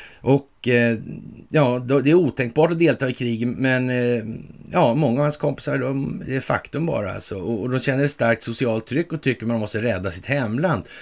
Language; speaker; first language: Swedish; native; Swedish